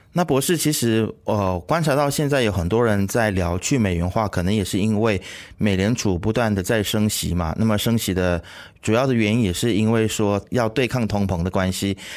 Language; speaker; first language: Chinese; native; Chinese